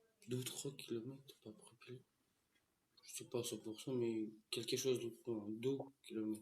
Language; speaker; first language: French; non-native, learner; Romanian